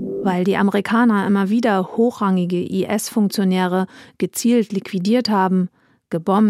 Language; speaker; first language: German; native; German